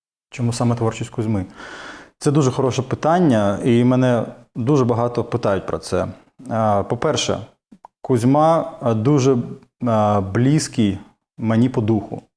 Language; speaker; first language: Ukrainian; non-native, fluent; Russian